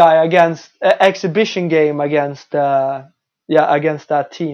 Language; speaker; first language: English; non-native, fluent; Swedish